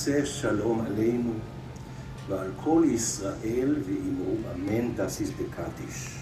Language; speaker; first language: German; non-native, fluent; Hebrew